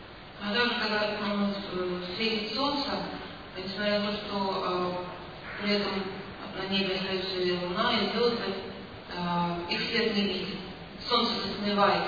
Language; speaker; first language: Russian; native; Russian